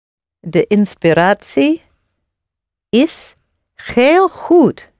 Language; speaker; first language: Dutch; non-native, learner; English